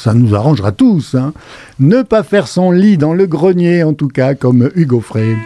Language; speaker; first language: French; native; French